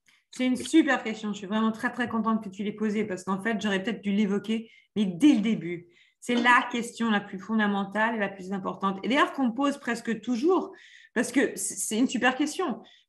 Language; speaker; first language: French; early bilingual, heritage; French